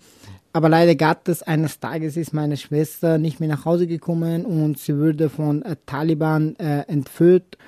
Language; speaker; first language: German; non-native, local second language; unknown